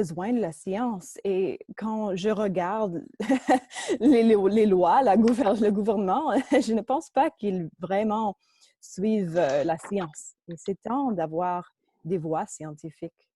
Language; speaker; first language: French; non-native, local second language; English